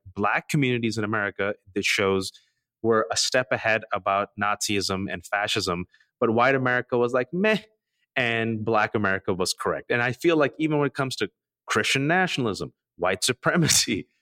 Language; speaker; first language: English; early bilingual, other home language; Urdu